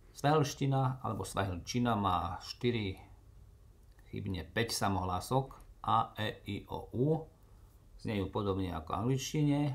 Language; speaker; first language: Slovak; native; Slovak